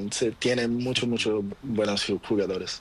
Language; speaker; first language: Spanish; non-native, learner; Portuguese